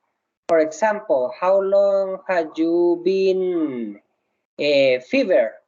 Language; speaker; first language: English; non-native, learner; Spanish